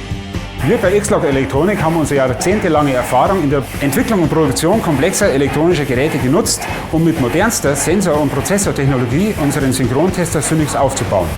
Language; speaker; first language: German; native; German